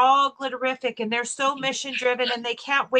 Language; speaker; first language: English; native; English